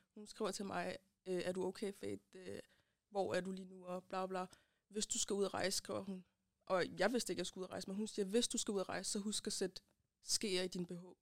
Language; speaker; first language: Danish; early bilingual, other home language; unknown